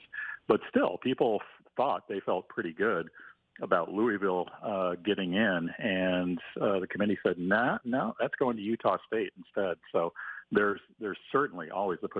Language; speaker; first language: English; native; English